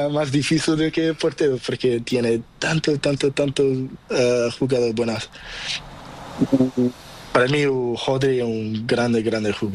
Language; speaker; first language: Spanish; non-native, learner; Portuguese